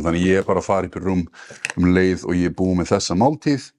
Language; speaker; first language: Icelandic; native; Icelandic